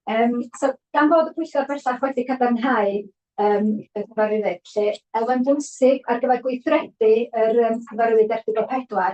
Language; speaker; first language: Welsh; native; Welsh